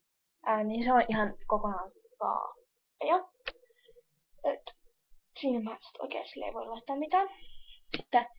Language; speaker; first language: Finnish; native; Finnish